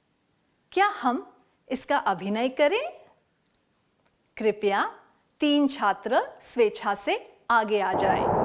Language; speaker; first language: Hindi; native; Hindi